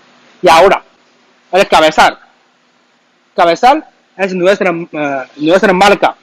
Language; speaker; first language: Spanish; non-native, learner; Chinese